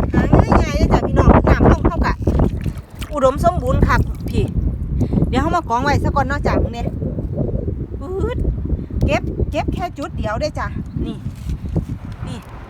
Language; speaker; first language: Thai; native; Thai